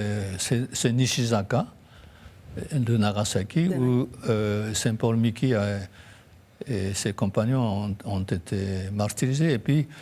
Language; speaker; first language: French; non-native, fluent; Japanese